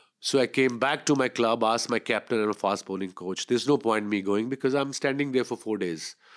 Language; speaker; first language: English; non-native, local second language; Urdu